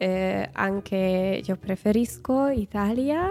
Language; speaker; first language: Italian; non-native, learner; Hungarian